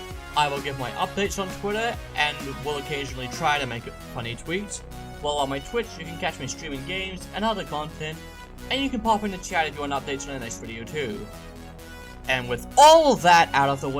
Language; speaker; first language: English; native; English